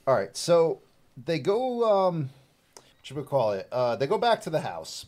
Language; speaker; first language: English; native; English